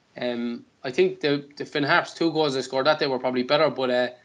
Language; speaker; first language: English; native; English